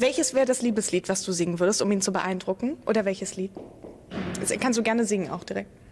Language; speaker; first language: German; native; German